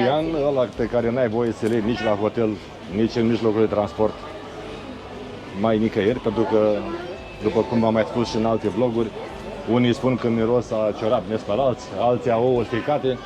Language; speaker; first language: Romanian; native; Romanian